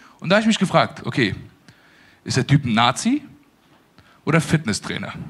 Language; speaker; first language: German; early bilingual, other home language; Persian